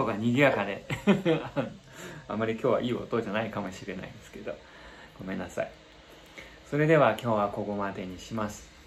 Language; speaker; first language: Japanese; non-native, fluent; Chinese